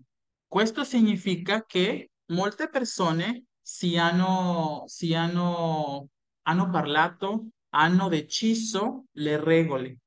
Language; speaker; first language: Italian; non-native, fluent; Spanish